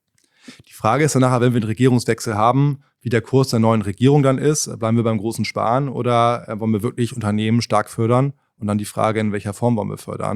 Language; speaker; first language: German; native; German